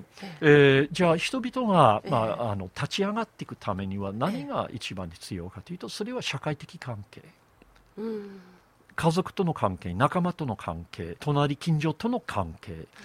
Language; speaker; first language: Japanese; non-native, fluent; English